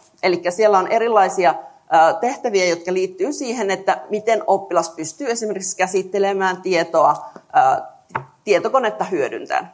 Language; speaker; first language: Finnish; native; Finnish